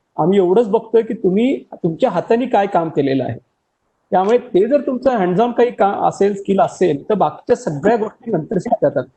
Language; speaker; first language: Marathi; native; Marathi